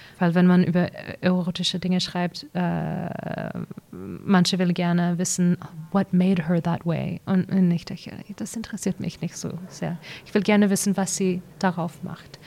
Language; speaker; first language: German; early bilingual, heritage; English